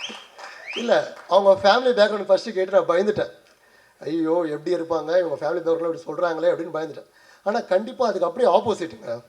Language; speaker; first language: Tamil; native; Tamil